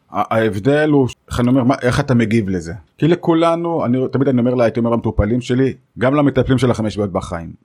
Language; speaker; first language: Hebrew; native; Hebrew